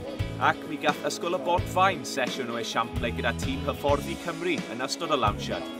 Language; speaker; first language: Welsh; native; Welsh